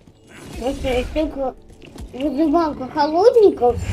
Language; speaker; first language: Russian; native; Russian